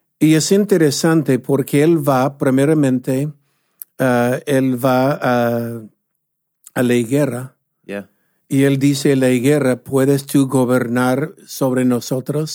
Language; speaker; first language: Spanish; non-native, fluent; English